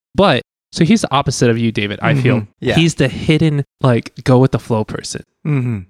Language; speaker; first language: English; early bilingual, other home language; Cantonese